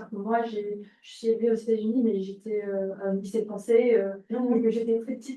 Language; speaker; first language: French; non-native, fluent; English